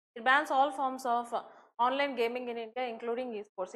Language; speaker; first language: English; non-native, local second language; Telugu